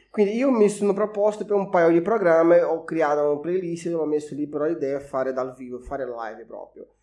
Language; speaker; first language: Italian; non-native, fluent; Portuguese